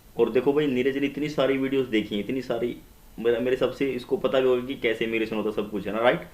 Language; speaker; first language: Hindi; native; Hindi